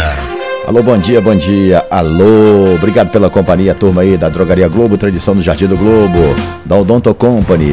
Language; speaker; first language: Portuguese; native; Portuguese